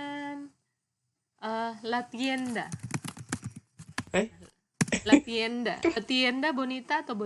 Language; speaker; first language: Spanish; non-native, learner; Indonesian